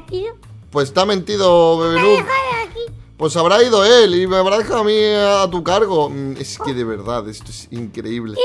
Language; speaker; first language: Spanish; native; Spanish